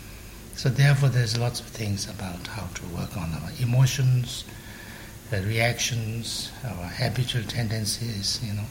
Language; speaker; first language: English; non-native, fluent; Chinese